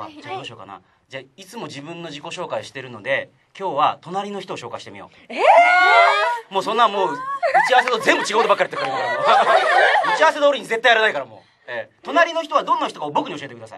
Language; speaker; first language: Japanese; native; Japanese